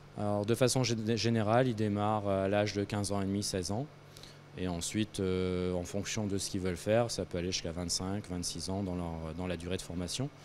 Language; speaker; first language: French; native; French